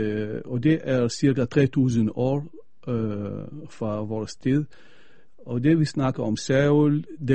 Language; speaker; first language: Danish; non-native, fluent; Arabic